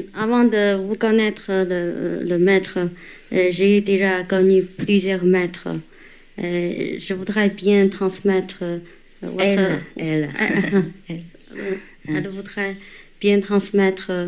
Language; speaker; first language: French; non-native, fluent; Chinese